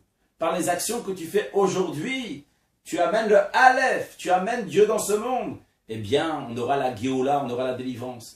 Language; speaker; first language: French; native; French